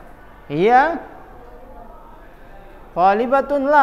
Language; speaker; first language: Arabic; non-native, fluent; Indonesian